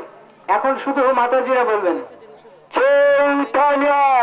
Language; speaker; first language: Bangla; non-native, fluent; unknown